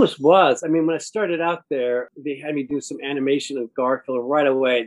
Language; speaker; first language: English; native; English